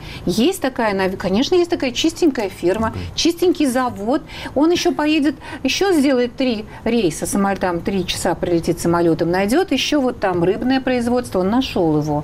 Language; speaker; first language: Russian; native; Russian